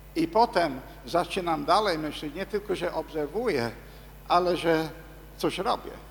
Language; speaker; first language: Polish; non-native, fluent; English